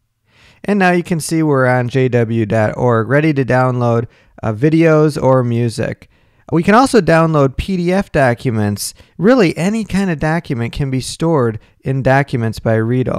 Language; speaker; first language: English; native; English